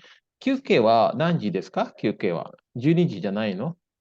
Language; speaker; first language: Japanese; non-native, fluent; Indonesian